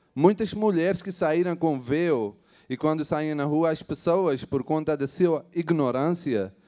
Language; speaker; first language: Portuguese; non-native, fluent; Urdu